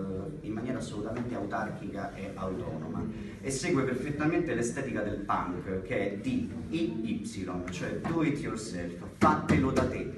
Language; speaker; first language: Italian; native; Italian